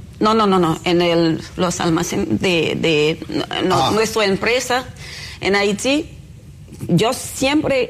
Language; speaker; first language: Spanish; non-native, fluent; Haitian Creole